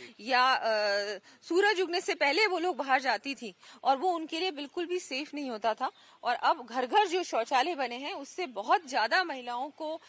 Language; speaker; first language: Hindi; native; Hindi